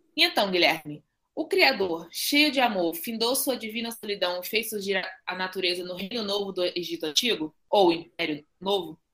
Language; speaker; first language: Portuguese; native; Portuguese